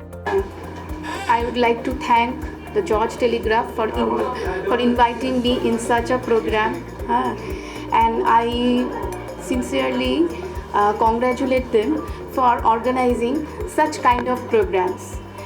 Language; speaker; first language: English; non-native, local second language; Bangla